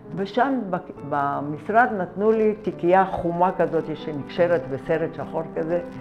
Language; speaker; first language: Hebrew; early bilingual, other home language; Arabic